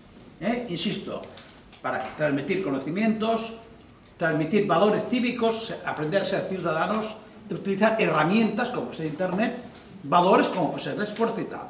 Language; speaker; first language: Spanish; non-native, local second language; Catalan